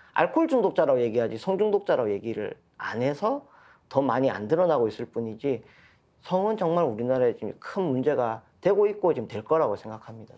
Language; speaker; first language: Korean; native; Korean